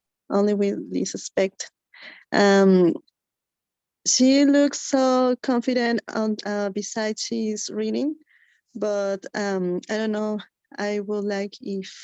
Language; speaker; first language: English; non-native, learner; Spanish